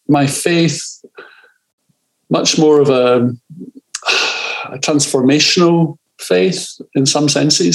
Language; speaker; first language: English; native; English